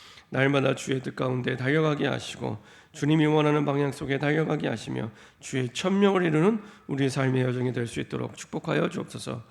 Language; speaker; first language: Korean; native; Korean